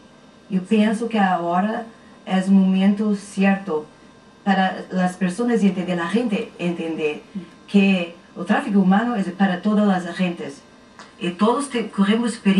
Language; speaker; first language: Spanish; non-native, learner; Portuguese